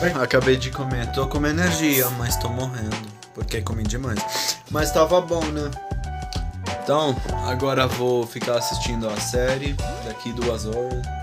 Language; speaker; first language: Portuguese; non-native, fluent; Arabic